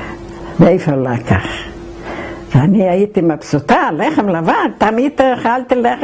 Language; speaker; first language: Hebrew; non-native, fluent; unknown